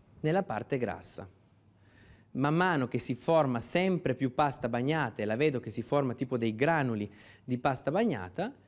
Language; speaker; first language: Italian; native; Italian